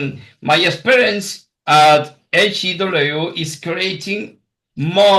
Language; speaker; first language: English; non-native, learner; Spanish